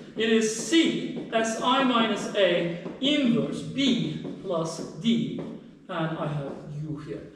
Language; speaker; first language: English; non-native, fluent; Turkish